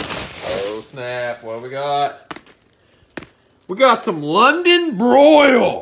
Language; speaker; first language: English; native; English